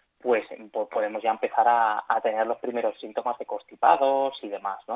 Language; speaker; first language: Spanish; native; Spanish